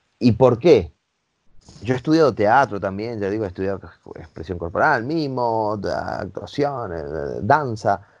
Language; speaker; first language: Spanish; native; Spanish